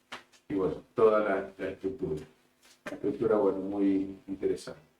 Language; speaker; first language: Spanish; native; Spanish